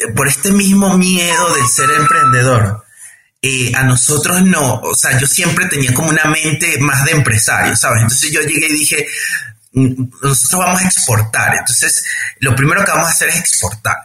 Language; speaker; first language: Spanish; native; Spanish